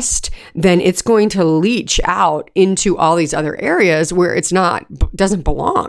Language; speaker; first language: English; native; English